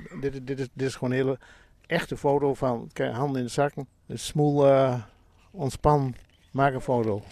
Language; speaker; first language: Dutch; native; Dutch